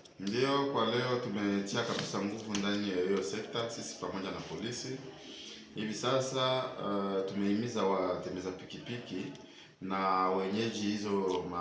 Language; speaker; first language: Swahili; native; Swahili